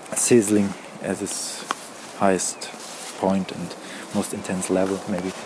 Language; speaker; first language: English; non-native, fluent; German